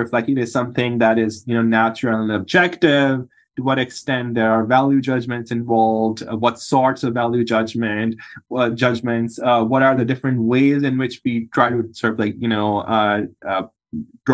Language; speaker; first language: English; non-native, local second language; Urdu